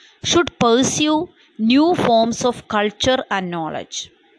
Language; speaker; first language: English; non-native, local second language; Malayalam